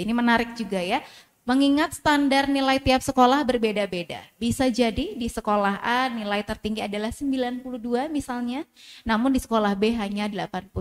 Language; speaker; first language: Indonesian; native; Indonesian